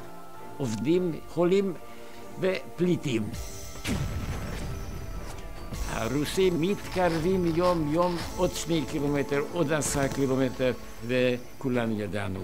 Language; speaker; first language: Hebrew; non-native, fluent; Hungarian